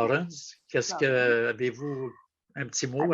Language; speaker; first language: French; native; French